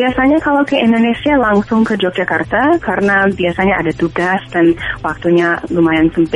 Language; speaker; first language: Indonesian; non-native, fluent; English